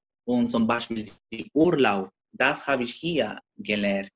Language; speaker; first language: German; non-native, learner; Spanish